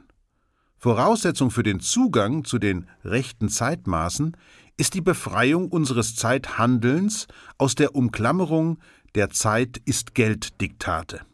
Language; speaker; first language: German; native; German